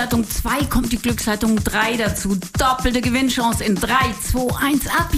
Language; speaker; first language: German; native; German